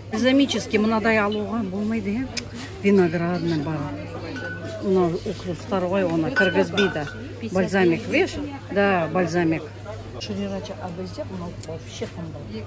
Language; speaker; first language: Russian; non-native, local second language; Kazakh